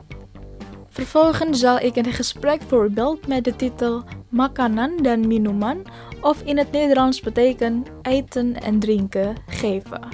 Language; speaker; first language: Dutch; non-native, learner; Indonesian